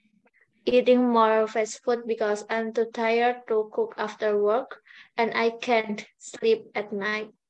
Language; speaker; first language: English; non-native, learner; Indonesian